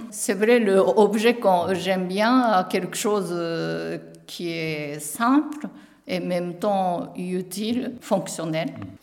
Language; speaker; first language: French; non-native, learner; Japanese